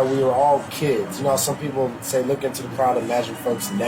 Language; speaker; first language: English; native; English